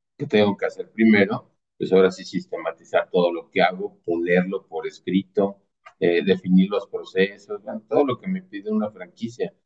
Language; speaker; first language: Spanish; native; Spanish